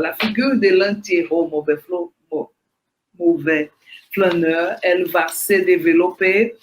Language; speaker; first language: French; non-native, fluent; Portuguese